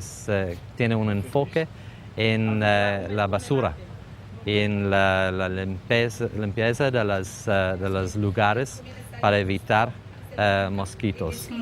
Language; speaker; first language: Spanish; non-native, fluent; English